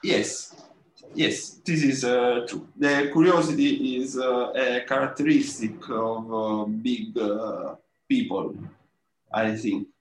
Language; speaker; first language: English; non-native, learner; Italian